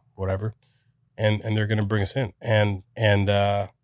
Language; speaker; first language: English; native; English